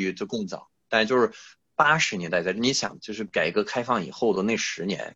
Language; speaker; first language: Chinese; non-native, fluent; French